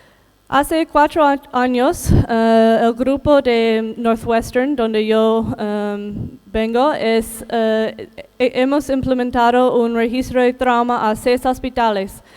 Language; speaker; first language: Spanish; non-native, fluent; English